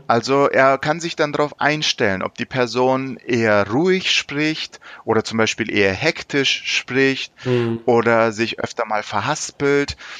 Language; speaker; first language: German; early bilingual, other home language; Turkish